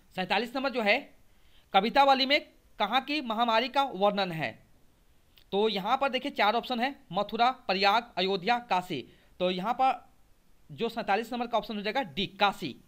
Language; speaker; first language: Hindi; native; Hindi